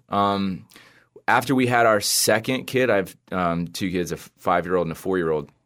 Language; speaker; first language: English; native; English